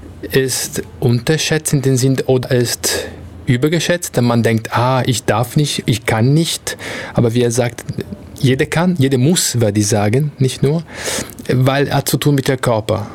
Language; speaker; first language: German; non-native, fluent; Italian